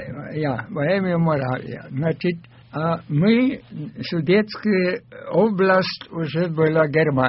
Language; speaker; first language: Russian; non-native, fluent; German